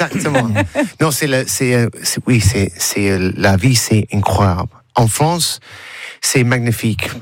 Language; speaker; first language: French; non-native, learner; English